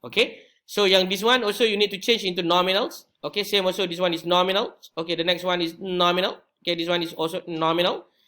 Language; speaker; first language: English; non-native, local second language; Malay